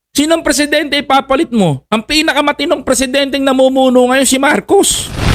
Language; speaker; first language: Filipino; native; Filipino